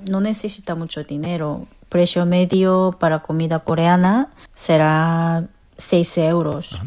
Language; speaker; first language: Spanish; non-native, learner; Korean